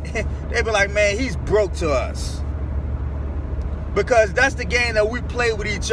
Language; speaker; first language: English; native; English